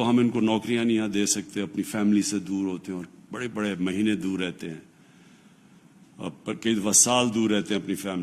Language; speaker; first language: Urdu; native; Urdu